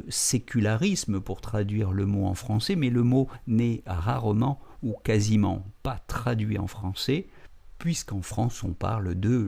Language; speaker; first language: French; native; French